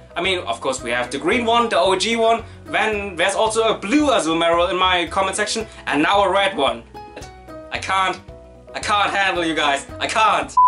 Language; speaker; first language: English; non-native, fluent; German